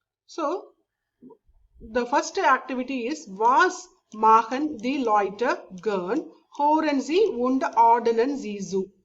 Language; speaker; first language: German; non-native, learner; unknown